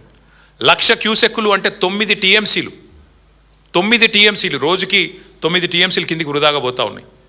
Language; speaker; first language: Telugu; native; Telugu